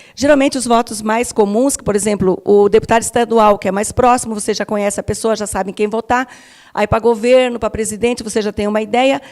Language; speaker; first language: Portuguese; native; Portuguese